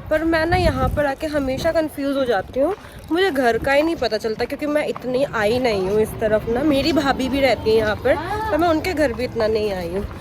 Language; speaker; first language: Hindi; non-native, local second language; Bangla